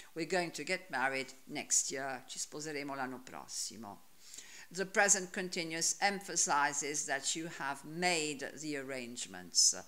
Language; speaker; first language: English; non-native, fluent; Italian